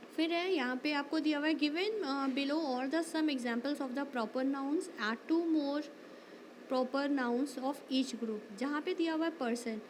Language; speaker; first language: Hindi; native; Hindi